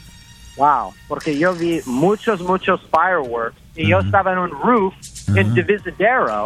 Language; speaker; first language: Spanish; early bilingual, heritage; English